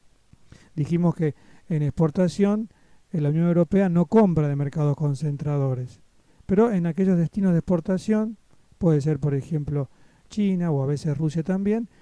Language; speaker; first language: Spanish; native; Spanish